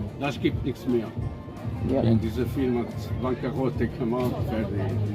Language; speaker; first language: German; non-native, learner; Polish